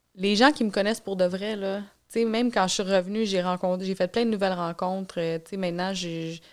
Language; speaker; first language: French; native; French